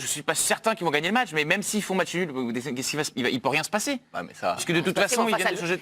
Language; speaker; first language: French; native; French